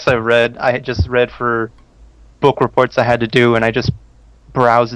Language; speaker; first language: English; non-native, fluent; Spanish